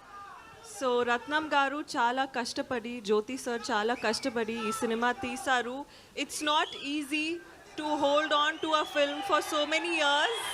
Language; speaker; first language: Telugu; non-native, learner; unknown